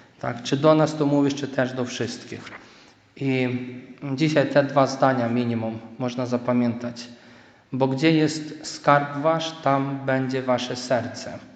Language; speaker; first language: Polish; native; Polish